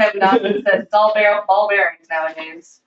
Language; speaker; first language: English; native; English